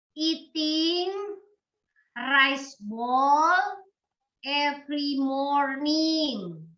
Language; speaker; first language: English; non-native, learner; Indonesian